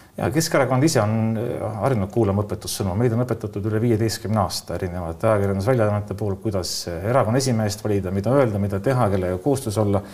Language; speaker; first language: Estonian; native; Estonian